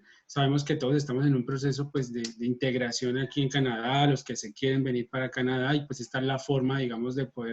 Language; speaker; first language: Spanish; native; Spanish